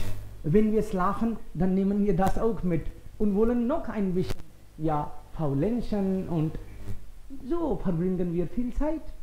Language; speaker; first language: German; non-native, fluent; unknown